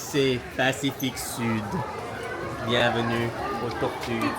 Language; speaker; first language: French; native; French